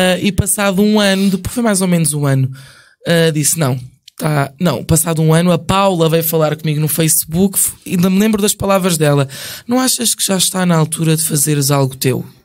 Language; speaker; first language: Portuguese; early bilingual, other home language; English